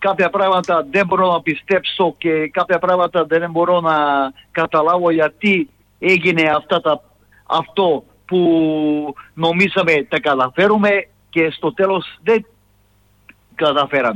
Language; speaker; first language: Greek; non-native, fluent; Serbian